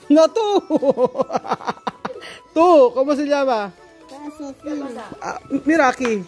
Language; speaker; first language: Spanish; non-native, learner; Filipino